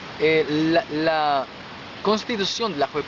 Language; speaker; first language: French; non-native, learner; Spanish